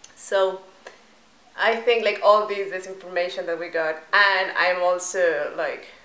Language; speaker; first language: English; non-native, fluent; Spanish